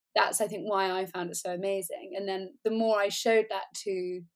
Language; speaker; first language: English; native; English